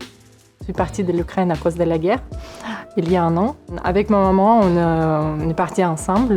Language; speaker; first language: French; non-native, fluent; Ukrainian